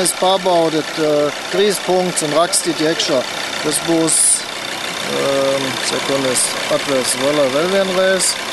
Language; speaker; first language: Latvian; non-native, learner; German